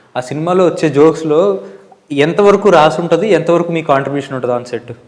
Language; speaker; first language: Telugu; native; Telugu